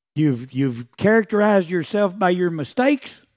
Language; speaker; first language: English; native; English